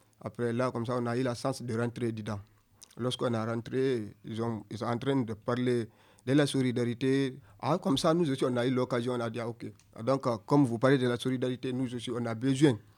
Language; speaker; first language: French; non-native, local second language; Fula